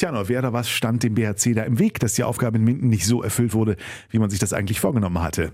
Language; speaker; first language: German; native; German